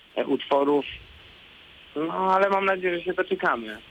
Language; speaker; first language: Polish; native; Polish